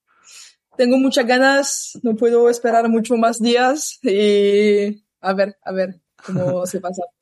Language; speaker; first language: Spanish; non-native, learner; French